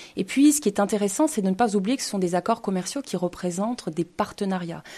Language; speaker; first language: French; native; French